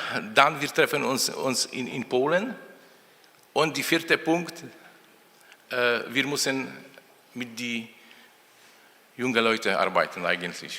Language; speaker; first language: German; non-native, fluent; Polish